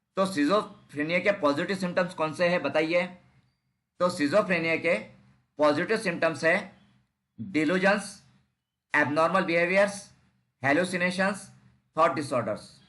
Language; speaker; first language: Hindi; non-native, local second language; Marathi